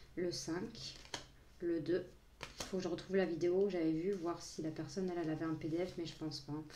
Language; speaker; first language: French; native; French